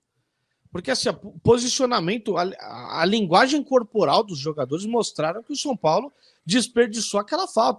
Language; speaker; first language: Portuguese; native; Portuguese